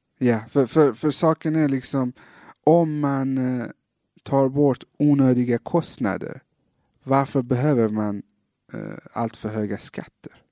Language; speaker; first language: Swedish; early bilingual, other home language; Persian